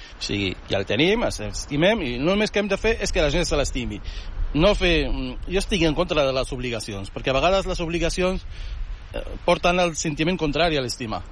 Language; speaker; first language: Catalan; early bilingual, other home language; Arabic